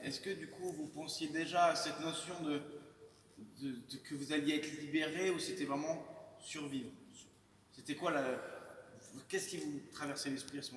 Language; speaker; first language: French; native; French